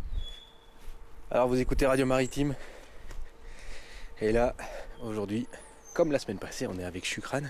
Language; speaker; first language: French; native; French